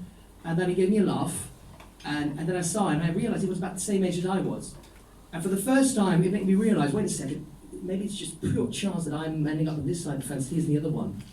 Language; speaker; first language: English; non-native, fluent; Dutch